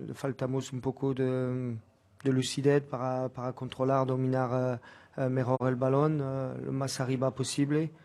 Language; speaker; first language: Spanish; non-native, fluent; French